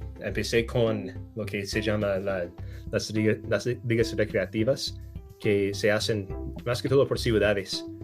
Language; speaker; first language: Spanish; non-native, fluent; English